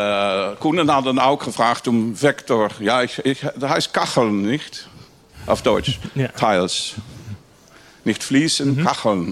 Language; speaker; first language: German; non-native, learner; Dutch